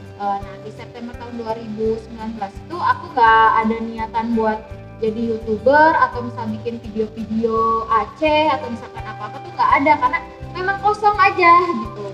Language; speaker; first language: Indonesian; native; Indonesian